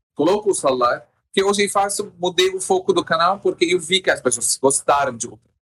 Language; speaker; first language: Portuguese; non-native, fluent; Arabic